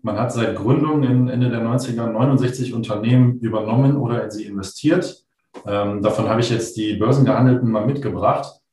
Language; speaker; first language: German; native; German